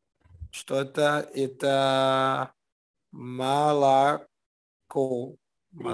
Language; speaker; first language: Russian; non-native, learner; Spanish